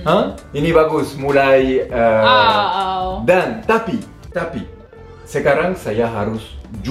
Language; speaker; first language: Indonesian; non-native, fluent; French